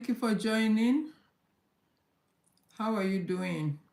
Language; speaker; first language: English; non-native, local second language; Yoruba